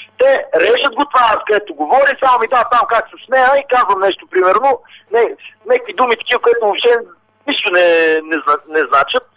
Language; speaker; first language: Bulgarian; non-native, local second language; Romany